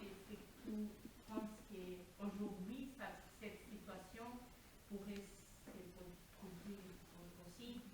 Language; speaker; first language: French; non-native, learner; Portuguese